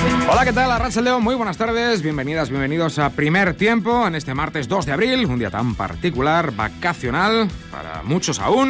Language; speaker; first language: Spanish; native; Spanish